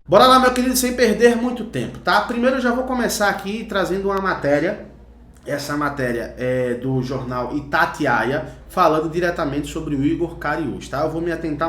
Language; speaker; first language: Portuguese; native; Portuguese